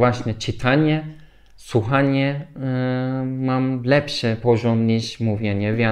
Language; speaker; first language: Polish; non-native, learner; Turkish